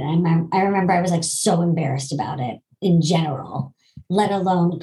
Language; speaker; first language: English; native; English